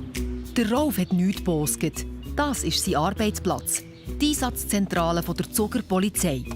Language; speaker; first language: German; native; German